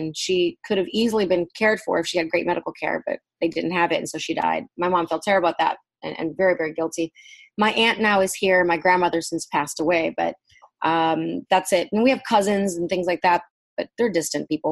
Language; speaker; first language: English; early bilingual, other home language; Vietnamese